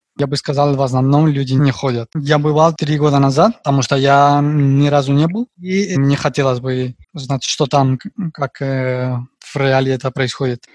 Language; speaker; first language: Russian; non-native, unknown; Spanish